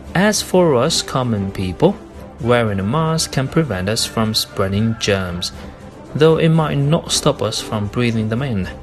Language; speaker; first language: English; non-native, fluent; Chinese